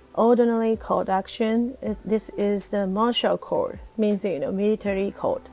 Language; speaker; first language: English; non-native, fluent; Japanese